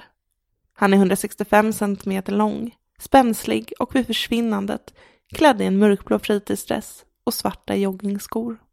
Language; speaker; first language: Swedish; native; Swedish